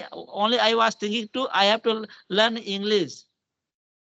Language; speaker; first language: English; non-native, learner; Hindi